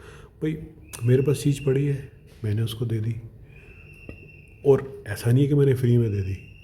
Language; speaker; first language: Hindi; native; Hindi